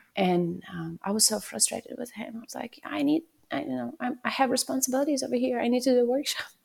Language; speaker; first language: English; non-native, fluent; Ukrainian